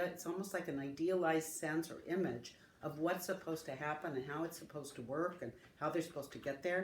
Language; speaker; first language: English; native; English